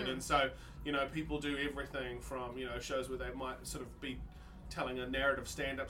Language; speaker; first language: English; native; English